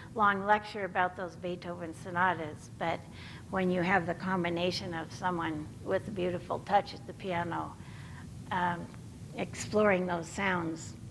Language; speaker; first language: English; native; English